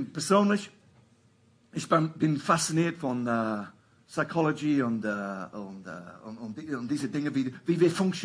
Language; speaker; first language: German; non-native, fluent; English